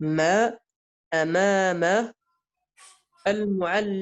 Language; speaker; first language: Arabic; non-native, learner; French